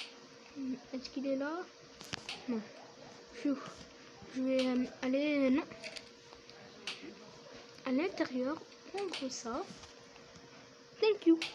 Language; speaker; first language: French; native; French